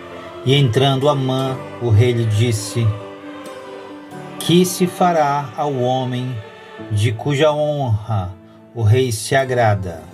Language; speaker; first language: Portuguese; native; Portuguese